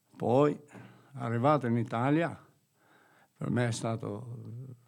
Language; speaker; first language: Italian; non-native, fluent; Albanian